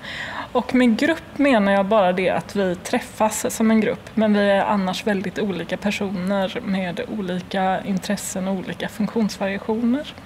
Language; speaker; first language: Swedish; native; Swedish